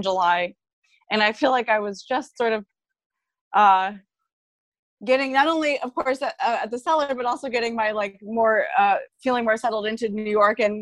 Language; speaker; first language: English; non-native, fluent; Japanese